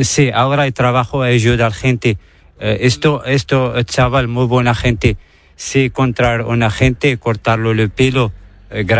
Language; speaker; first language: Spanish; non-native, learner; Arabic